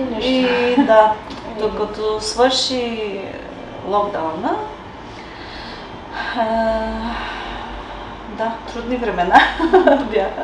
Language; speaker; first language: Bulgarian; non-native, local second language; Turkish